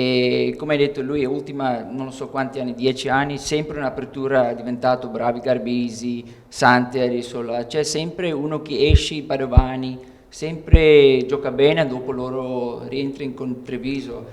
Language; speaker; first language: Italian; non-native, learner; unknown